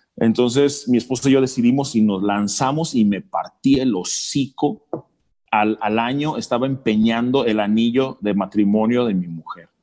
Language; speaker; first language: Spanish; early bilingual, other home language; English